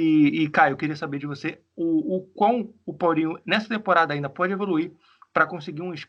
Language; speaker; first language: Portuguese; native; Portuguese